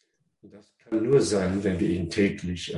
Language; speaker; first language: German; non-native, fluent; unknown